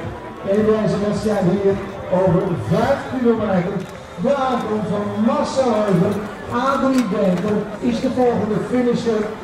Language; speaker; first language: Dutch; native; Dutch